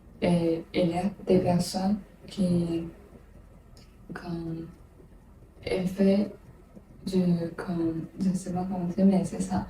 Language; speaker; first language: French; non-native, learner; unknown